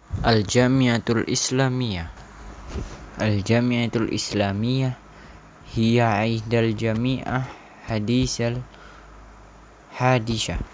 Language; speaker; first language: Arabic; non-native, learner; Indonesian